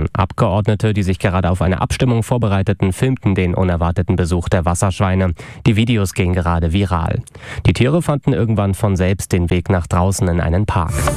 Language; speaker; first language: German; native; German